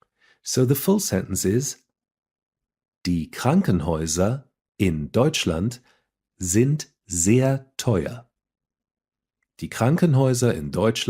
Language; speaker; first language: German; non-native, fluent; English